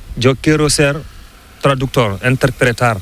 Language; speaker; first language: Spanish; non-native, learner; Fula